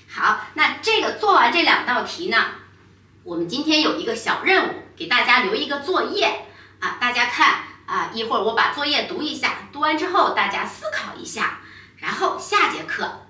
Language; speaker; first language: Chinese; native; Chinese